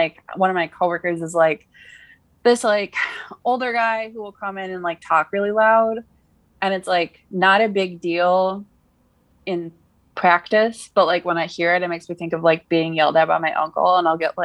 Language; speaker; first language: English; native; English